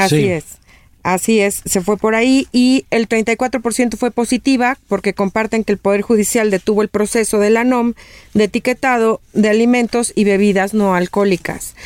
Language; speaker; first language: Spanish; native; Spanish